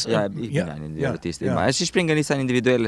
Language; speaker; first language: German; non-native, learner; Slovenian